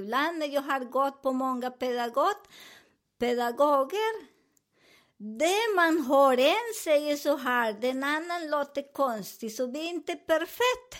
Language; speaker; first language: Swedish; non-native, learner; Spanish